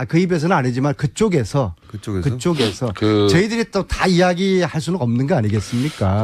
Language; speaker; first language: Korean; native; Korean